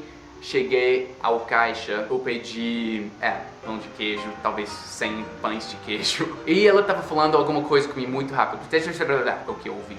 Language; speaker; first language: Portuguese; non-native, fluent; English